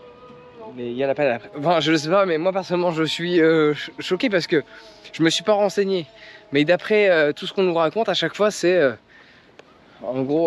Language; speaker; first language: French; native; French